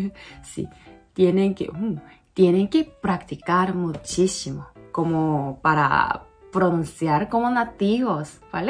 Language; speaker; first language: Spanish; non-native, learner; Korean